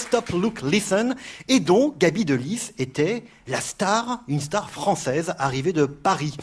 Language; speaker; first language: French; native; French